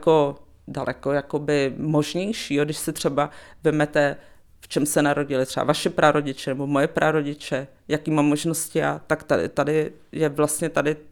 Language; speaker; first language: Czech; native; Czech